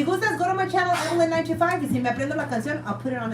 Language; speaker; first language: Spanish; early bilingual, other home language; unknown